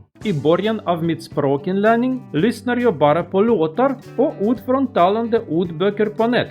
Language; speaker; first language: Swedish; non-native, learner; Russian